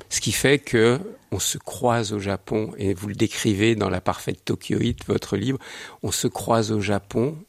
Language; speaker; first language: French; native; French